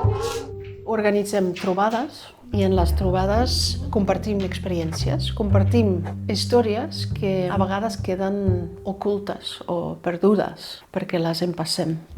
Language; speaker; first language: Catalan; non-native, fluent; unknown